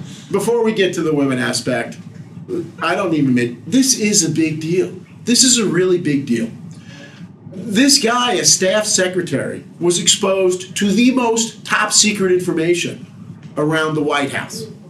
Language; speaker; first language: English; native; English